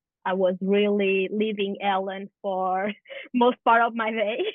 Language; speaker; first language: English; non-native, fluent; Portuguese